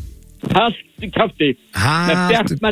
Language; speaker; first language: Icelandic; native; Icelandic